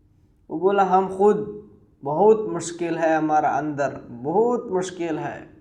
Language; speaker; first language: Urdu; non-native, learner; Pashto